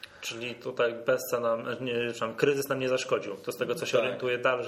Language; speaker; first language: Polish; native; Polish